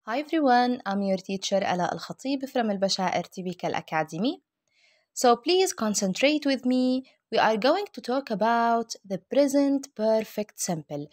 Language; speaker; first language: English; non-native, fluent; Arabic